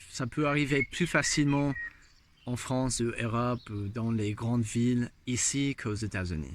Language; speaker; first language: French; non-native, fluent; English